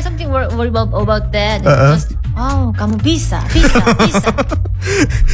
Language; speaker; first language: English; non-native, learner; Korean